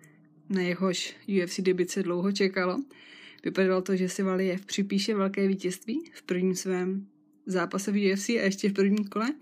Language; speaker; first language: Czech; native; Czech